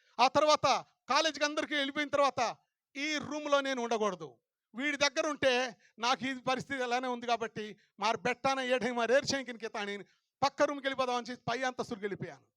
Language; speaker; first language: Telugu; non-native, local second language; Lambadi